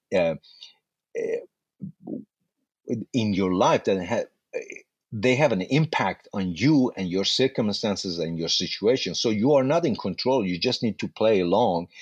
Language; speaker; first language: English; non-native, fluent; Persian